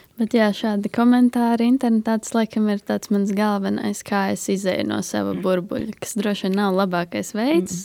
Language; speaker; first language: Latvian; native; Latvian